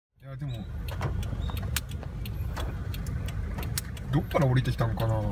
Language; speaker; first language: Japanese; native; Japanese